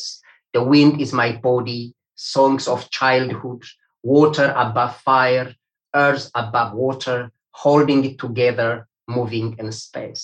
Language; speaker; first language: English; non-native, fluent; Amharic